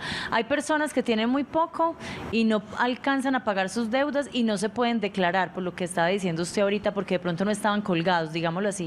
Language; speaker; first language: Spanish; native; Spanish